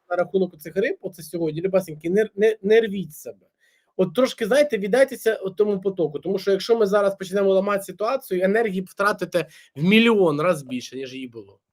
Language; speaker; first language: Ukrainian; native; Ukrainian